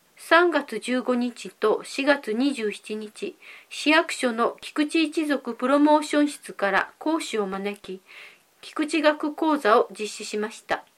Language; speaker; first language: Japanese; native; Japanese